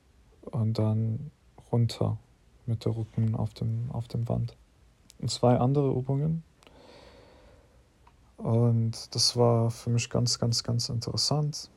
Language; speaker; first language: German; non-native, fluent; English